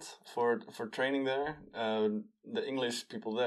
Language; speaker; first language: English; non-native, fluent; Dutch